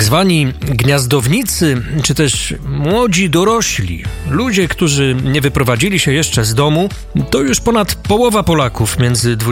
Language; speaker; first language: Polish; native; Polish